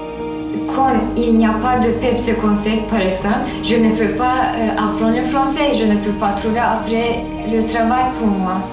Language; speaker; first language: French; non-native, learner; Turkish